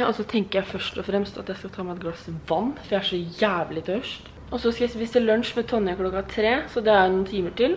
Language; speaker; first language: Norwegian; native; Norwegian